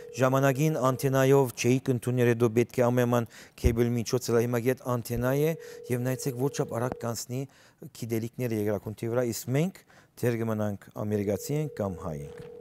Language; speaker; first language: Armenian; early bilingual, heritage; Armenian